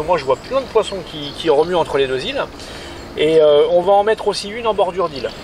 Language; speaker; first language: French; native; French